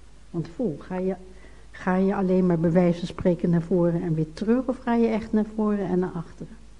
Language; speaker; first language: Dutch; native; Dutch